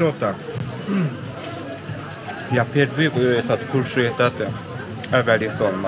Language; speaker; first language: Russian; non-native, local second language; Azerbaijani